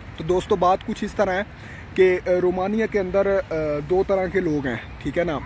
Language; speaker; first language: Urdu; non-native, local second language; Punjabi